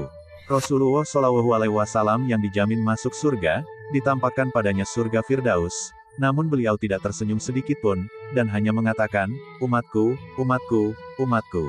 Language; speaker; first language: Indonesian; native; Indonesian